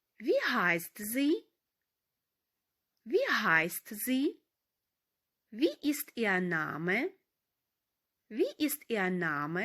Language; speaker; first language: German; non-native, fluent; Ukrainian